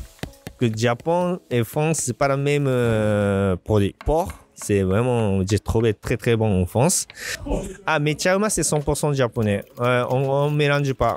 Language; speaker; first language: French; non-native, learner; Japanese